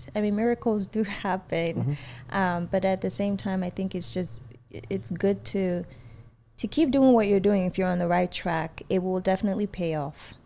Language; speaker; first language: English; native; English